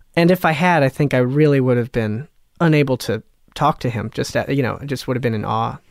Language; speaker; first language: English; early bilingual, other home language; Italian